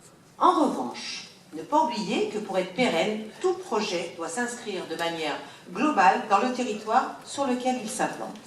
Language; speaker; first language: French; native; French